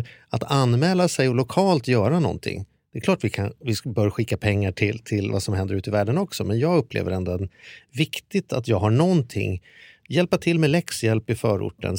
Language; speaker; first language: Swedish; native; Swedish